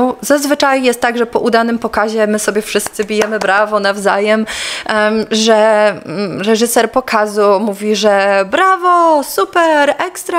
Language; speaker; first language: Polish; native; Polish